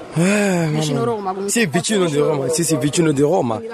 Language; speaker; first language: Italian; non-native, learner; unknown